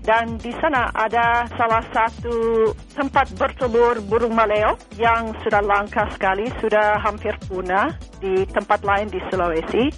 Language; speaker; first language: Indonesian; non-native, fluent; English